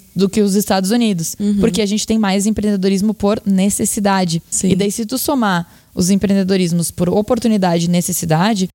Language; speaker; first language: Portuguese; native; Portuguese